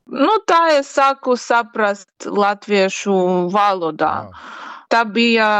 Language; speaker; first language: Latvian; non-native, learner; Ukrainian